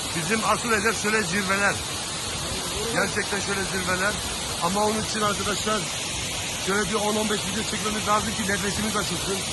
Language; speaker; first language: Turkish; early bilingual, heritage; Turkish